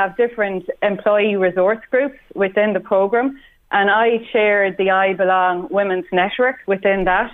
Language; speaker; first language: English; native; English